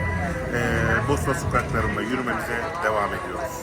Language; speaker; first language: Turkish; native; Turkish